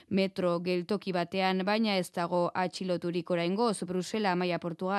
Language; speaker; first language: Basque; native; Basque